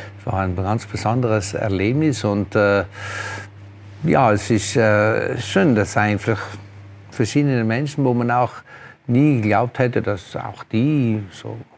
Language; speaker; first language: German; native; German